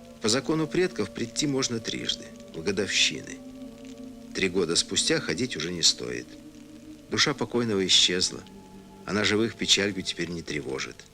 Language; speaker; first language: Russian; native; Russian